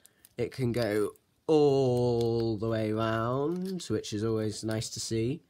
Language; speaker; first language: English; native; English